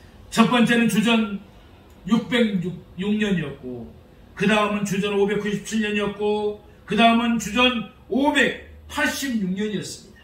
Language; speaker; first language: Korean; native; Korean